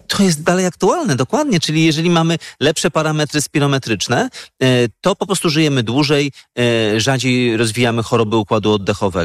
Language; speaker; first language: Polish; native; Polish